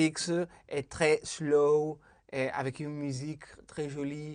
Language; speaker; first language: French; non-native, fluent; Spanish